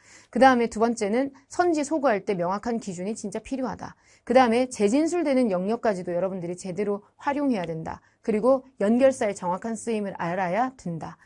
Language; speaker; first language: Korean; native; Korean